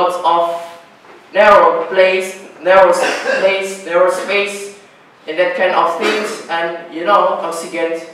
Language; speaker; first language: English; non-native, learner; Indonesian